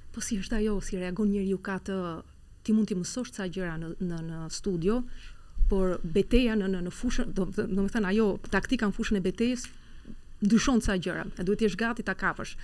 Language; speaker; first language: Albanian; native; Albanian